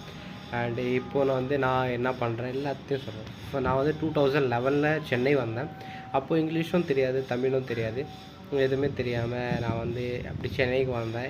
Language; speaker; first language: Tamil; non-native, local second language; Hindi